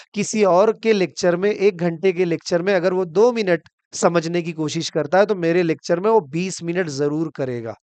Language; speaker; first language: Hindi; native; Hindi